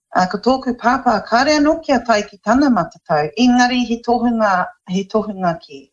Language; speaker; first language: Māori; non-native, local second language; English